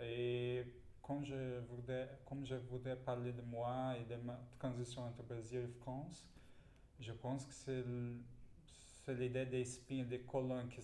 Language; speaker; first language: French; non-native, fluent; Portuguese